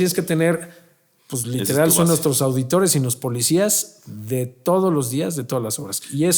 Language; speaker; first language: Spanish; native; Spanish